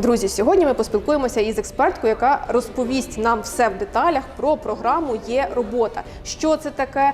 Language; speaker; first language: Ukrainian; native; Ukrainian